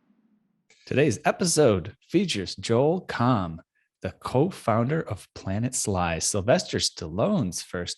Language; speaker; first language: English; native; English